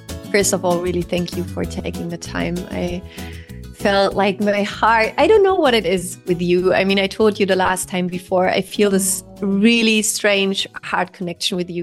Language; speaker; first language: English; non-native, fluent; German